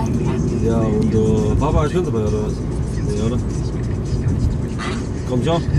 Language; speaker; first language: German; native; German